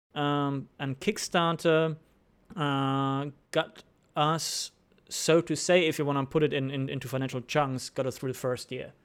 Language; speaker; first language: English; non-native, fluent; German